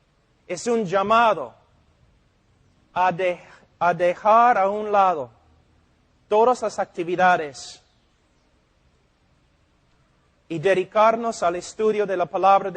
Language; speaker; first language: Spanish; non-native, fluent; English